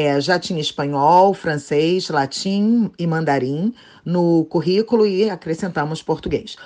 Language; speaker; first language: Portuguese; native; Portuguese